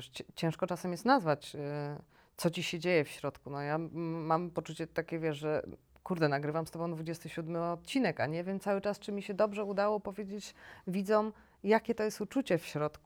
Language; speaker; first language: Polish; native; Polish